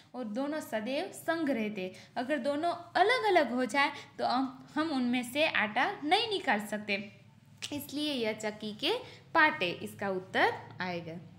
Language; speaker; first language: Hindi; non-native, local second language; Gujarati